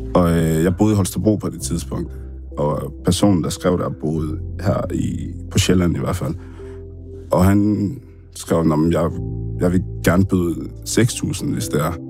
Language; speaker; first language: Danish; early bilingual, other home language; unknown